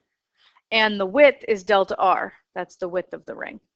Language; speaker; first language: English; native; English